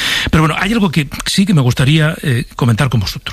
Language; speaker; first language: Spanish; native; Spanish